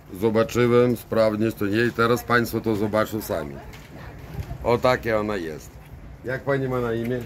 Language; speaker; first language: Polish; non-native, learner; Russian